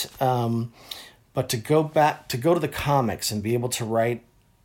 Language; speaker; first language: English; native; English